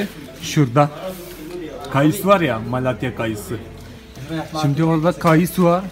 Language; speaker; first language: Turkish; non-native, fluent; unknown